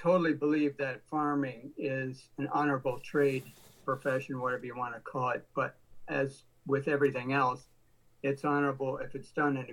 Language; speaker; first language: English; native; English